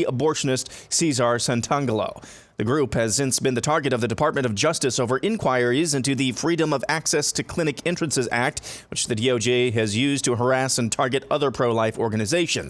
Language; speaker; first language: English; native; English